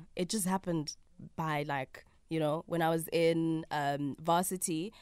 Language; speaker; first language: English; non-native, local second language; Zulu